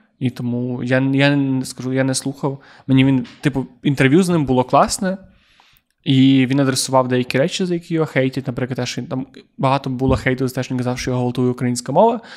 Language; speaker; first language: Ukrainian; native; Ukrainian